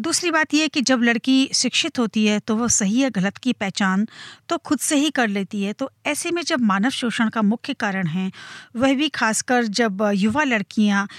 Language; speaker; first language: Hindi; native; Hindi